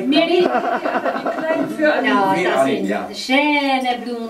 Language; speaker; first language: German; non-native, learner; Czech